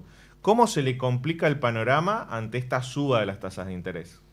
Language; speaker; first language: Spanish; native; Spanish